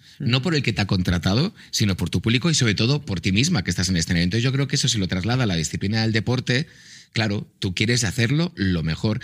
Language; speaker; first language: Spanish; native; Spanish